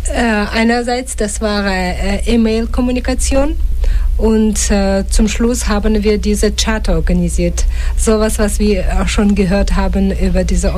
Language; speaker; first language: German; non-native, fluent; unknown